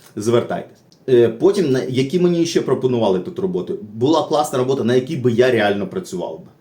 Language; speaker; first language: Ukrainian; native; Ukrainian